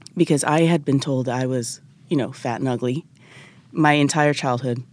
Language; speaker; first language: English; early bilingual, other home language; Japanese